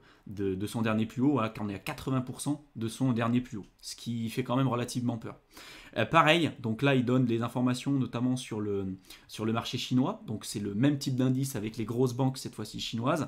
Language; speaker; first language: French; native; French